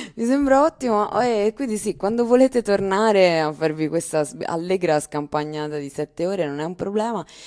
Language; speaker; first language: Italian; native; Italian